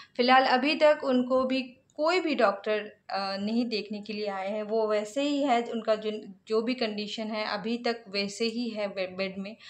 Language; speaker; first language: Hindi; non-native, local second language; Bangla